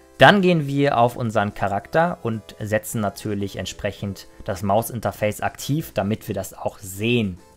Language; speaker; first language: German; native; German